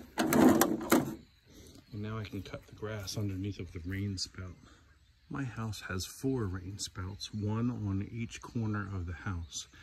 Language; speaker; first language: English; native; English